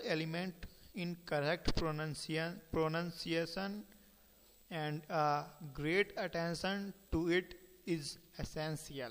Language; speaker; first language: English; non-native, local second language; Hindi